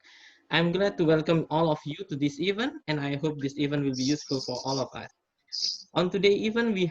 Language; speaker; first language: English; non-native, fluent; Indonesian